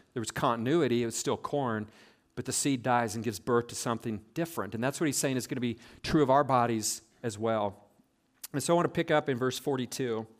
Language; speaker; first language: English; native; English